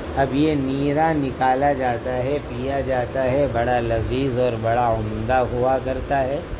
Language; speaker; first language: Urdu; non-native, local second language; Gujarati